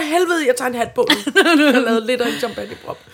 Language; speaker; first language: Danish; native; Danish